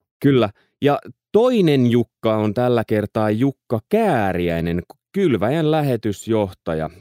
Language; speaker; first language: Finnish; native; Finnish